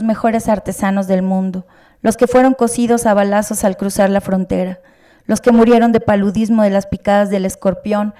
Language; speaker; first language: Spanish; native; Spanish